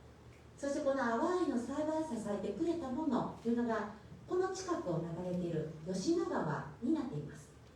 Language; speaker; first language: Japanese; native; Japanese